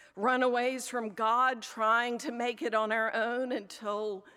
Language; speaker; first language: English; native; English